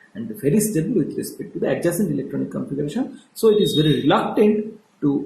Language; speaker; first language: English; non-native, local second language; Bangla